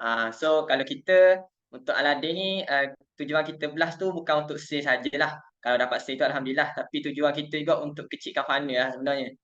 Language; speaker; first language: Malay; native; Malay